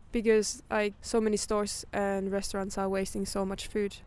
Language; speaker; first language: English; non-native, fluent; Finnish